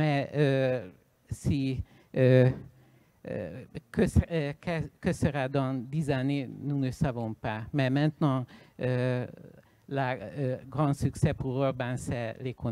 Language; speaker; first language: French; non-native, learner; Hungarian